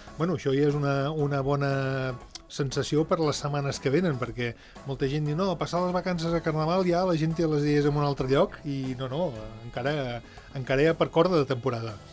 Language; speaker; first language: Catalan; native; Catalan